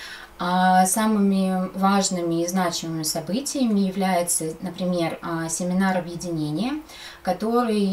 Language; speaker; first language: Russian; native; Russian